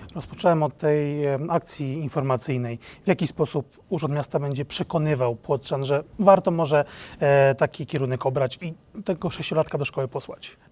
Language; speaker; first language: Polish; native; Polish